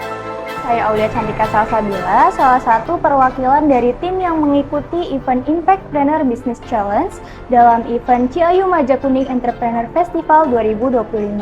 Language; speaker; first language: Indonesian; native; Indonesian